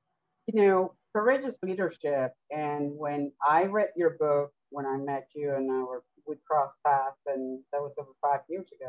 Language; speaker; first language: English; non-native, fluent; Spanish